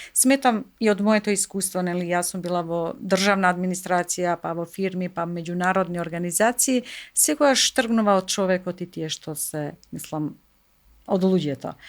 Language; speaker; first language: Macedonian; non-native, local second language; Albanian